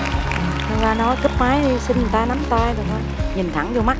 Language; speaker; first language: Vietnamese; native; Vietnamese